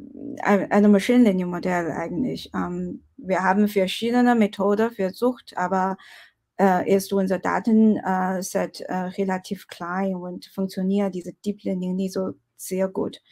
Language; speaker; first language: German; non-native, fluent; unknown